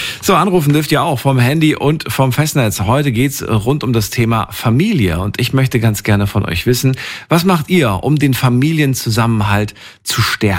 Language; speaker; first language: German; native; German